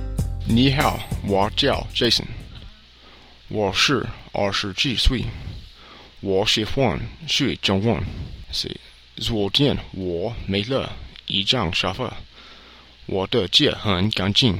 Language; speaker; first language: Chinese; non-native, learner; English